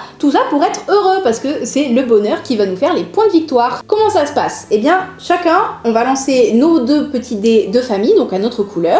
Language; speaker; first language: French; native; French